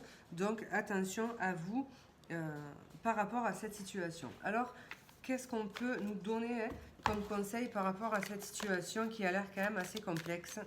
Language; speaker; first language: French; native; French